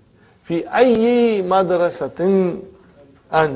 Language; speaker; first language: Arabic; non-native, fluent; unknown